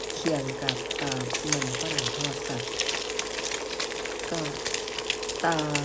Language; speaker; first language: Thai; native; Thai